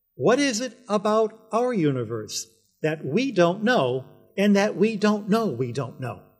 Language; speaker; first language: English; native; English